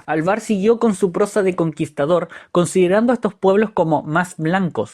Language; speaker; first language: Spanish; native; Spanish